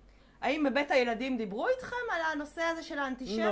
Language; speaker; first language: Hebrew; native; Hebrew